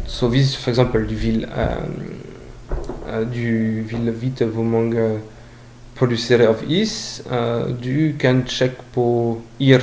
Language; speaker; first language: Norwegian; non-native, fluent; French